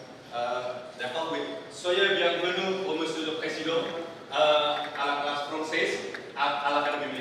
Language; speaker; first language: French; non-native, learner; Indonesian